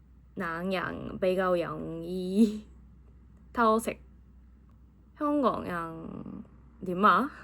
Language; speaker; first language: Cantonese; non-native, fluent; Japanese